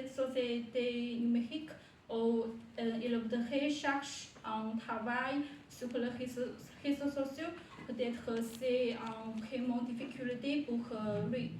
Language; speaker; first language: French; non-native, learner; Chinese